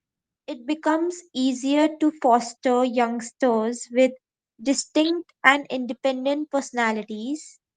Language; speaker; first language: English; non-native, learner; Hindi